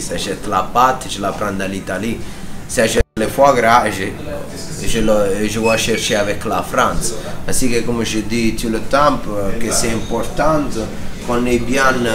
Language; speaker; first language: French; non-native, fluent; Italian